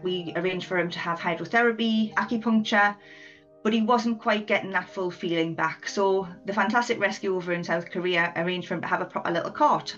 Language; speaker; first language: English; native; English